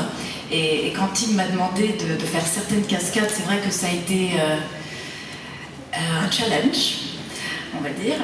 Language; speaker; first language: French; native; French